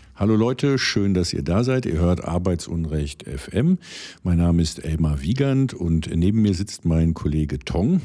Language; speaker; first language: German; native; German